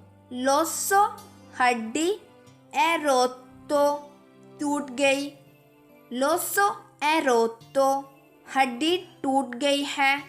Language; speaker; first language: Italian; non-native, fluent; Urdu